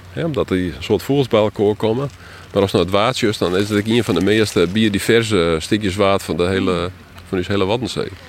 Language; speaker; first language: Dutch; non-native, local second language; Western Frisian